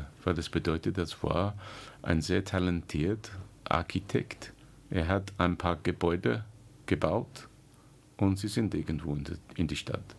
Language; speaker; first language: German; non-native, learner; English